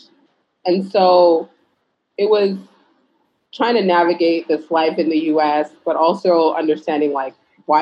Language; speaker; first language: English; early bilingual, other home language; Fula